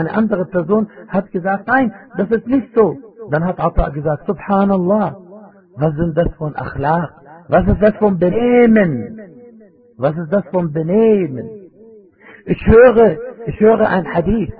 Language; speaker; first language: German; non-native, fluent; Arabic